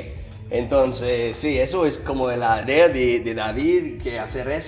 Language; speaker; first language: Spanish; non-native, learner; English